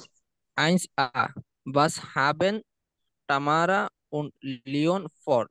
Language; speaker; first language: German; non-native, learner; Bangla